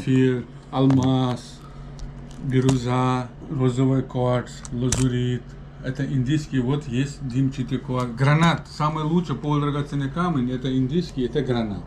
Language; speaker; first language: Russian; non-native, learner; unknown